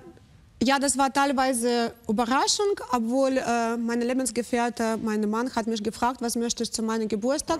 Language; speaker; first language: German; non-native, fluent; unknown